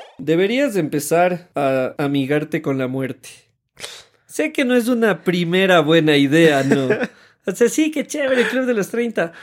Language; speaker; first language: Spanish; native; Spanish